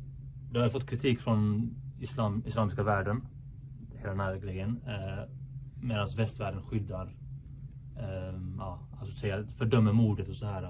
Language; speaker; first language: Swedish; native; Swedish